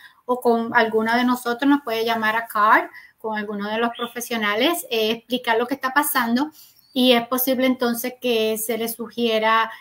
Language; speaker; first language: Spanish; native; Spanish